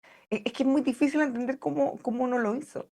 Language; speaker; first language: Spanish; native; Spanish